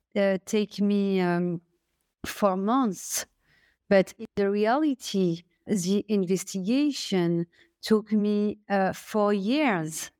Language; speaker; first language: English; non-native, fluent; French